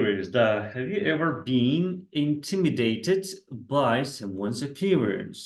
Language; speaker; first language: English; non-native, fluent; Kazakh